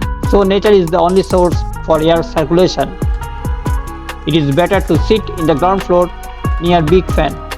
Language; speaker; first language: English; non-native, local second language; Bangla